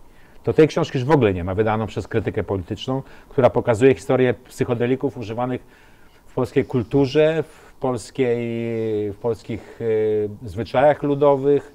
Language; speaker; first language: Polish; native; Polish